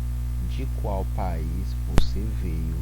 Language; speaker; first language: Portuguese; non-native, fluent; Haitian Creole